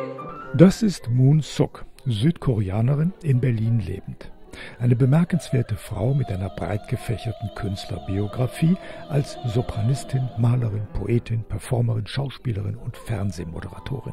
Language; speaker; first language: German; native; German